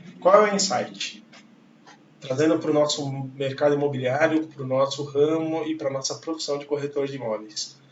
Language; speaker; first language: Portuguese; native; Portuguese